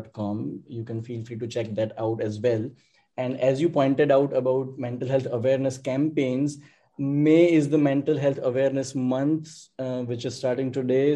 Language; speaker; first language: English; non-native, local second language; Gujarati